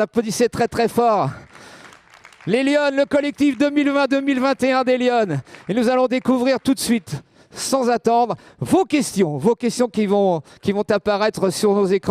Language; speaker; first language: French; native; French